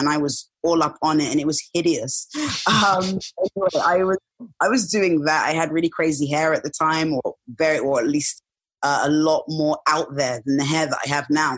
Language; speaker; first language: English; native; English